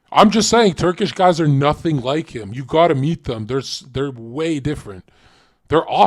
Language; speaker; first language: English; native; English